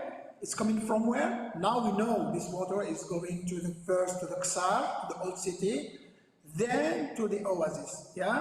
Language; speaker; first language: English; non-native, learner; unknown